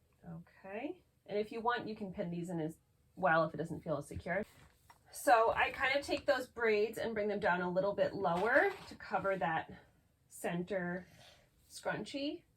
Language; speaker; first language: English; native; English